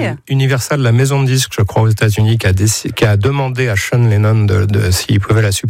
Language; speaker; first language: French; native; French